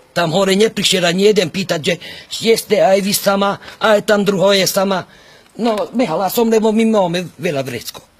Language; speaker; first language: Slovak; non-native, local second language; Hungarian